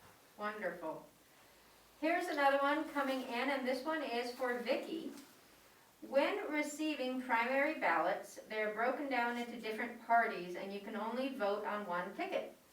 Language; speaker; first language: English; native; English